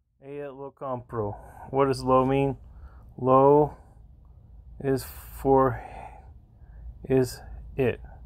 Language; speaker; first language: English; native; English